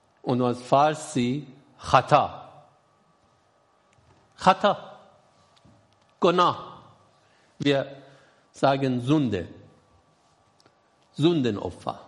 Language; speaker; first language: German; non-native, learner; Persian